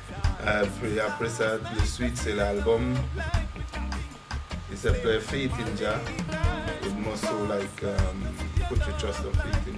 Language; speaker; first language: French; non-native, fluent; English